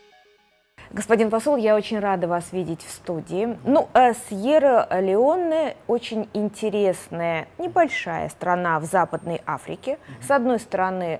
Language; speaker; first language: Russian; native; Russian